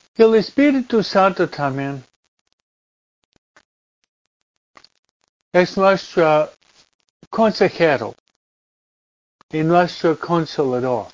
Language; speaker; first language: Spanish; non-native, fluent; English